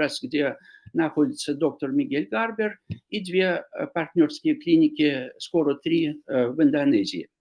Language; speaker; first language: Russian; non-native, fluent; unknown